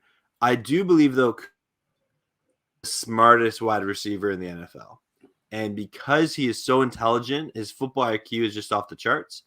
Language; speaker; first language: English; native; English